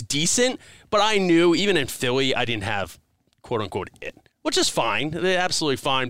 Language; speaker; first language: English; native; English